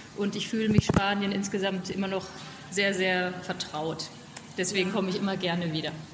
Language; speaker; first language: German; native; German